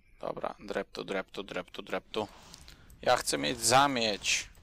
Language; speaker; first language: Polish; native; Polish